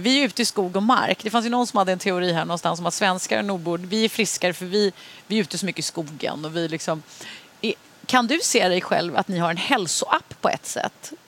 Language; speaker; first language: Swedish; native; Swedish